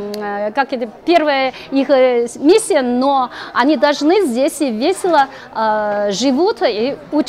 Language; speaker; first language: Russian; non-native, fluent; Chinese